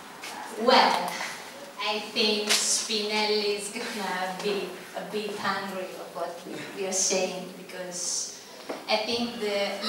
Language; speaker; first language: English; non-native, fluent; Italian